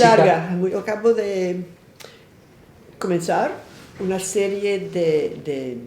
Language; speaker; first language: Spanish; non-native, fluent; English